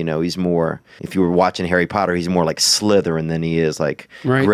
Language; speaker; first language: English; native; English